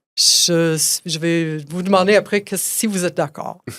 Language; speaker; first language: French; native; French